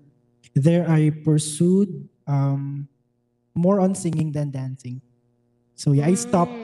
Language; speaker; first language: English; non-native, local second language; Filipino